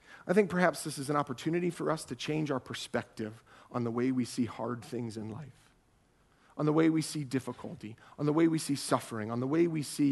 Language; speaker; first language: English; native; English